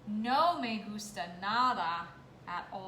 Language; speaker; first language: Spanish; non-native, fluent; English